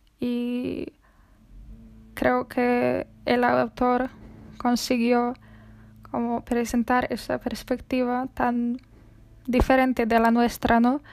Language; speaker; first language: Spanish; non-native, fluent; Polish